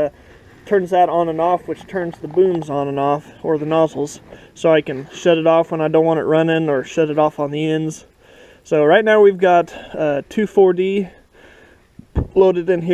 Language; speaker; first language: English; native; English